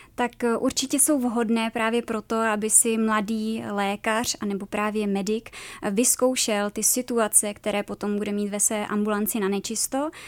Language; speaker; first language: Czech; native; Czech